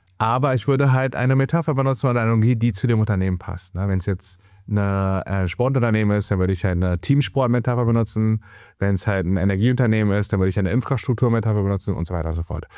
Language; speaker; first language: German; early bilingual, other home language; Chinese